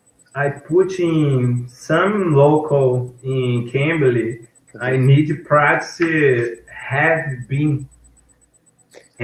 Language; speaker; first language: English; non-native, learner; Portuguese